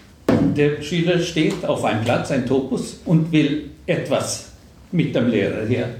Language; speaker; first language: German; non-native, fluent; Swedish